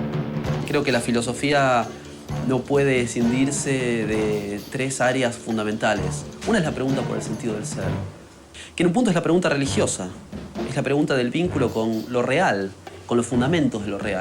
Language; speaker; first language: Spanish; native; Spanish